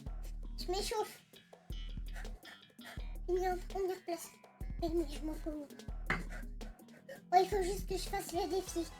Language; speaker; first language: French; native; French